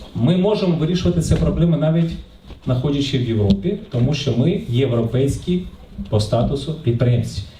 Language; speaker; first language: Ukrainian; non-native, local second language; Russian